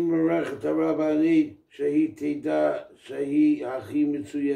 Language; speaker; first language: Hebrew; non-native, fluent; English